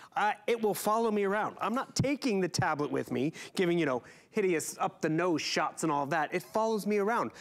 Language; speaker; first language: English; native; English